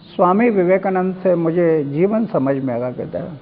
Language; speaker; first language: Hindi; non-native, local second language; Marathi